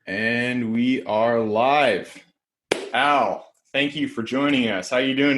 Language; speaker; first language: English; native; English